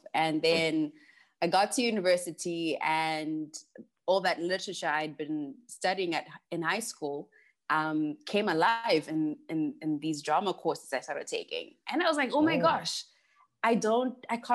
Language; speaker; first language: English; non-native, local second language; Shona